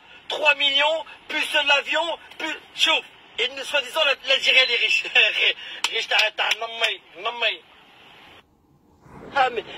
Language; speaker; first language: French; early bilingual, other home language; Arabic